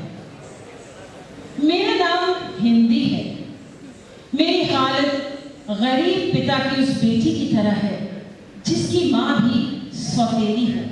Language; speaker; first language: Hindi; native; Hindi